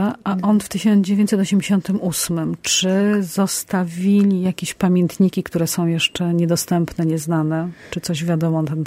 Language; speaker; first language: Polish; native; Polish